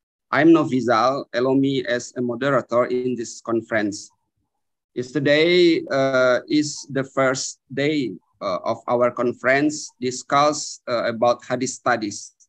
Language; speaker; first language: English; non-native, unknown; Indonesian